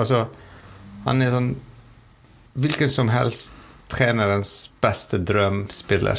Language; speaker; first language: Norwegian; non-native, fluent; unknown